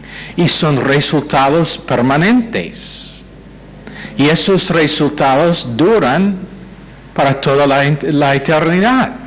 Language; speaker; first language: Spanish; non-native, fluent; English